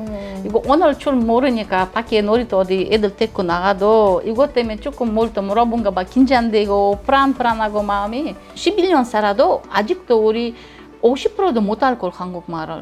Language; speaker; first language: Korean; non-native, learner; Russian